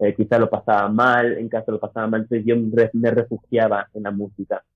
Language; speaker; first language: Spanish; early bilingual, other home language; English